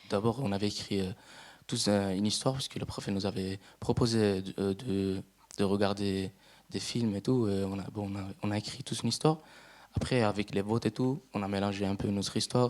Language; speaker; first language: French; non-native, fluent; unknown